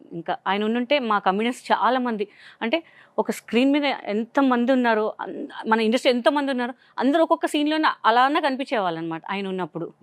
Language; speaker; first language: Telugu; non-native, local second language; Hindi